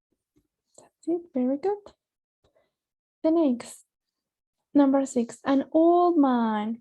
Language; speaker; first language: English; non-native, fluent; Spanish